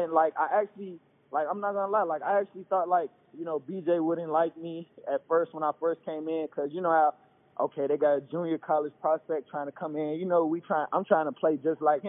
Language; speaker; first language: English; native; English